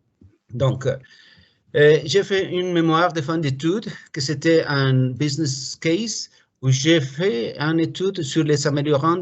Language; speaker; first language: French; non-native, fluent; Spanish